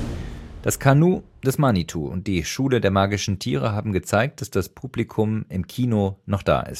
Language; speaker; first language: German; native; German